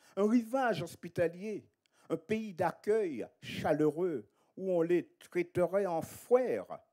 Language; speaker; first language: French; native; French